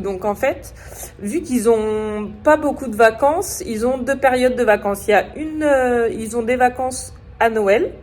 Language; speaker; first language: French; native; French